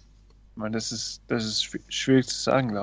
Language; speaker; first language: German; non-native, fluent; English